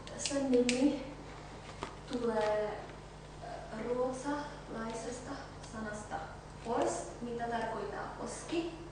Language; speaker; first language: Finnish; non-native, learner; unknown